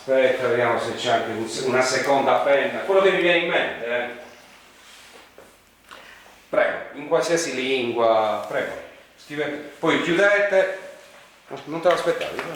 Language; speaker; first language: Italian; native; Italian